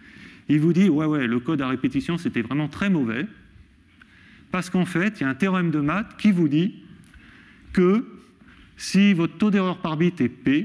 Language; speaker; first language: French; native; French